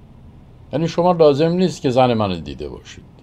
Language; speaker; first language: Persian; native; Persian